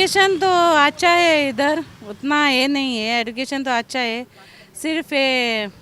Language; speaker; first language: Hindi; non-native, local second language; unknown